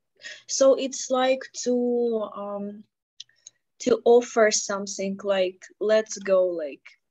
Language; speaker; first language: English; non-native, fluent; Ukrainian